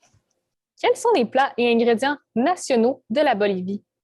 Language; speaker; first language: French; native; French